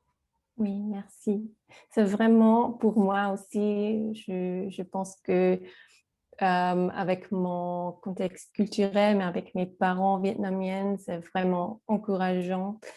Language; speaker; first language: French; non-native, fluent; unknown